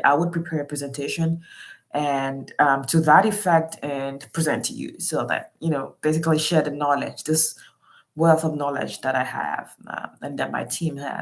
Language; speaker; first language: English; non-native, local second language; Yoruba